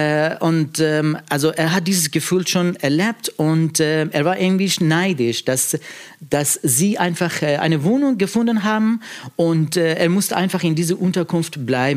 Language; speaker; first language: German; non-native, fluent; Persian